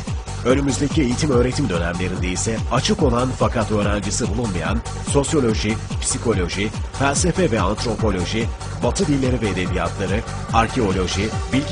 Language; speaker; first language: Turkish; native; Turkish